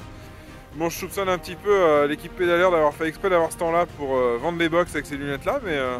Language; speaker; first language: French; native; French